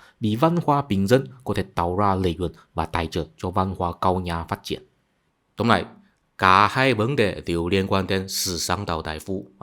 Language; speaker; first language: Vietnamese; non-native, fluent; Chinese